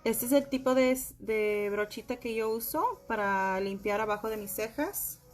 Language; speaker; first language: Spanish; early bilingual, heritage; Spanish